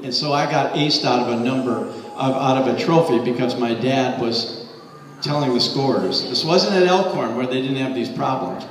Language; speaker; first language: English; native; English